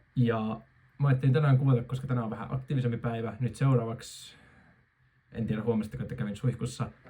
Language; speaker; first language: Finnish; native; Finnish